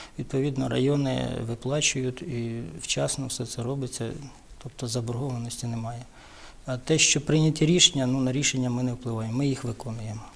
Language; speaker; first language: Ukrainian; native; Ukrainian